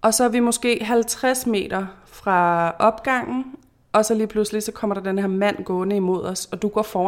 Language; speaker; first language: Danish; native; Danish